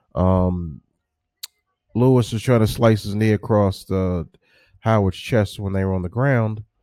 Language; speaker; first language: English; native; English